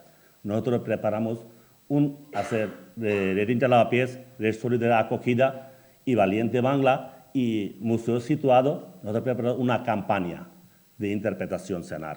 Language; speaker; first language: Spanish; non-native, learner; Bangla